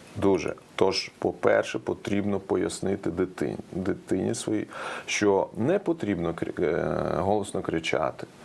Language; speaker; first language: Ukrainian; non-native, local second language; Russian